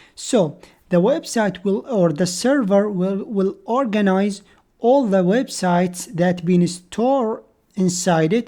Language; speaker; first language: English; non-native, fluent; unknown